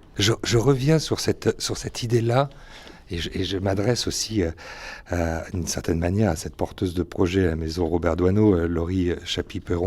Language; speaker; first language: French; native; French